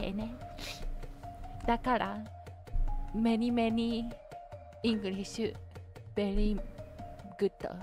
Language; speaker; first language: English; non-native, learner; Japanese